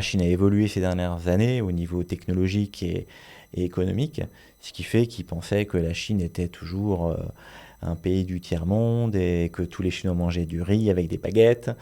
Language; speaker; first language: French; native; French